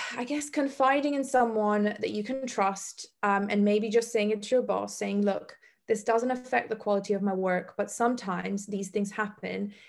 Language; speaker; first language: English; non-native, fluent; Bosnian